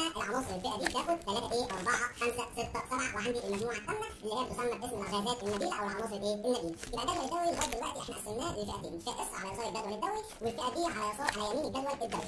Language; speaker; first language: Arabic; native; Arabic